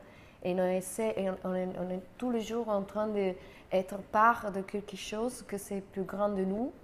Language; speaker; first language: French; non-native, fluent; Italian